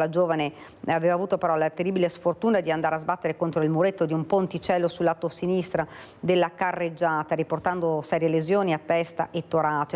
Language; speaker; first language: Italian; native; Italian